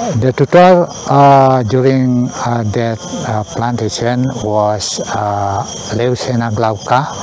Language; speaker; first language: English; non-native, learner; Indonesian